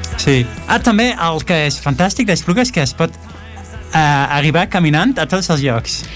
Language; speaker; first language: Catalan; non-native, fluent; Dutch